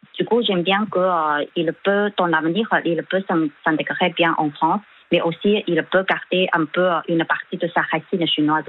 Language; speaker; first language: French; non-native, fluent; Chinese